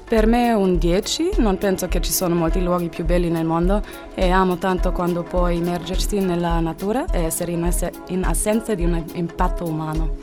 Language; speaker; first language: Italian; non-native, learner; German